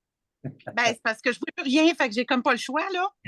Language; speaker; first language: French; native; French